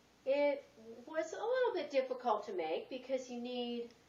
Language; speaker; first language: English; native; English